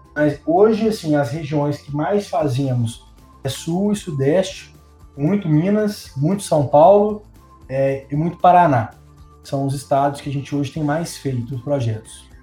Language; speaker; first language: Portuguese; native; Portuguese